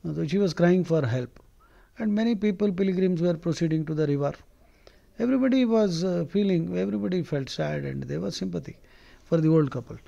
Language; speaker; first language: English; non-native, local second language; Telugu